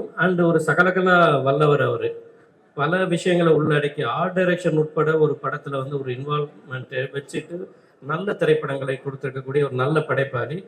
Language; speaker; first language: Tamil; native; Tamil